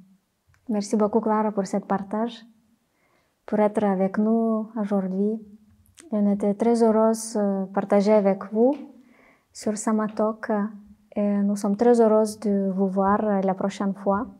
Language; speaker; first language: French; non-native, fluent; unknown